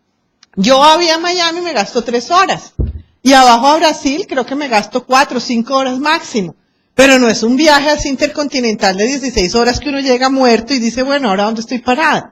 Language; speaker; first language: Spanish; native; Spanish